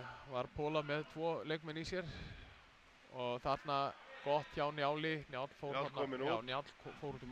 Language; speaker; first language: Icelandic; native; Icelandic